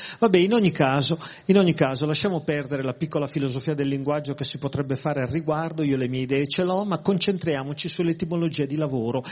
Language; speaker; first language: Italian; native; Italian